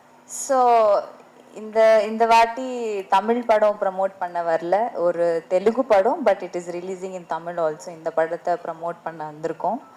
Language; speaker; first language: Tamil; early bilingual, heritage; Tamil